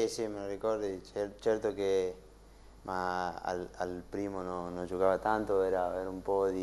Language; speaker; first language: Italian; non-native, learner; Spanish